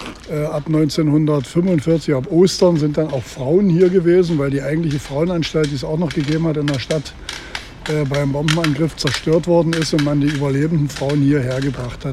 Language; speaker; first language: German; native; German